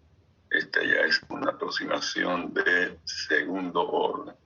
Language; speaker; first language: Spanish; native; Spanish